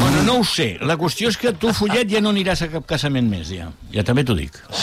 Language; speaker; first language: Catalan; native; Catalan